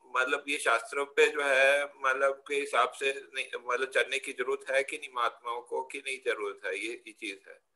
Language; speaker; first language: Hindi; non-native, local second language; Gujarati